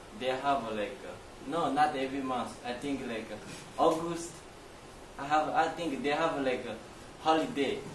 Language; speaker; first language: English; non-native, learner; Chinese